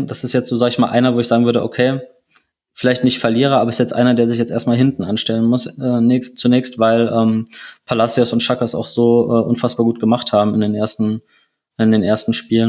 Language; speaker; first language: German; native; German